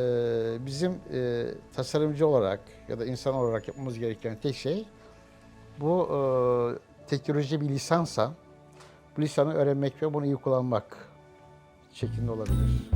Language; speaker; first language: Turkish; native; Turkish